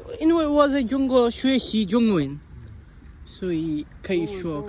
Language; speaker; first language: Chinese; non-native, learner; Bangla